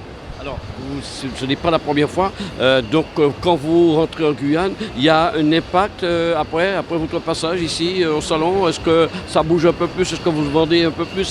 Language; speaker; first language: French; native; French